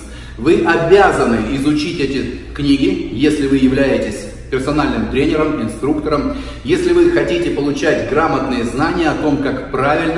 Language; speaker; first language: Russian; native; Russian